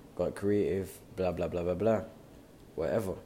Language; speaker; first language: English; native; English